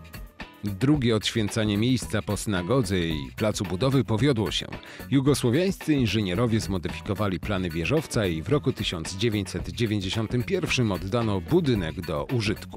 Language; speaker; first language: Polish; native; Polish